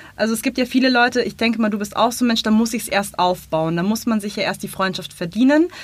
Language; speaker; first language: German; native; German